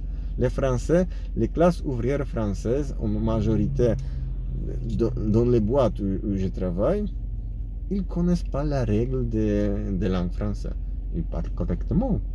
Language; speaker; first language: French; non-native, fluent; Polish